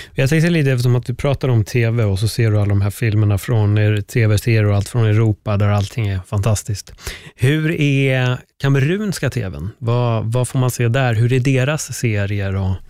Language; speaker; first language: Swedish; native; Swedish